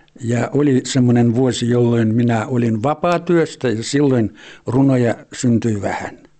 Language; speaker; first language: Finnish; early bilingual, heritage; Finnish